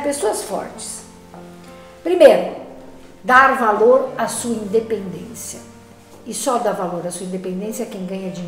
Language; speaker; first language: Portuguese; native; Portuguese